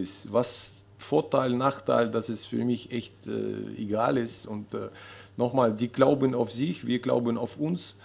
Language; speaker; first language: German; non-native, learner; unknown